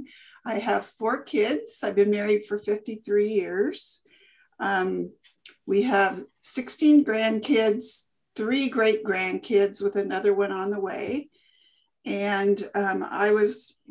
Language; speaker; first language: English; native; English